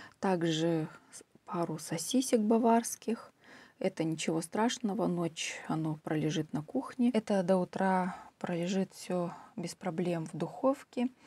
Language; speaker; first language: Russian; native; Russian